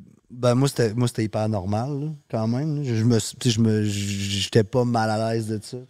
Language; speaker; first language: French; early bilingual, heritage; French